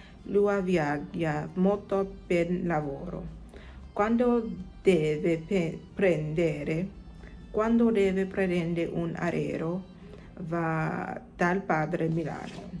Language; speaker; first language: Italian; non-native, learner; English